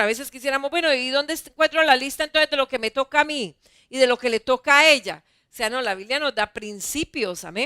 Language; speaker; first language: Spanish; native; Spanish